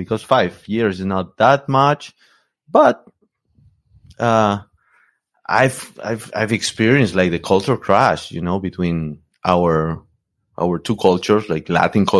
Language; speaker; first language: English; non-native, fluent; Spanish